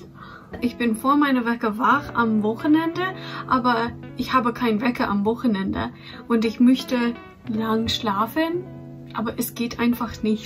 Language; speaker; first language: German; non-native, fluent; English